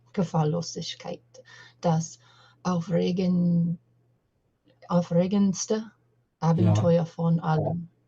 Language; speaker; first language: German; non-native, learner; English